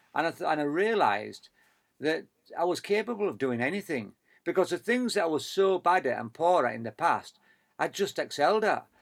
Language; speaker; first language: English; native; English